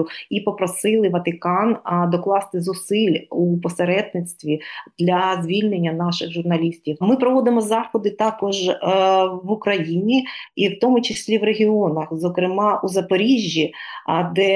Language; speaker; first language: Ukrainian; native; Ukrainian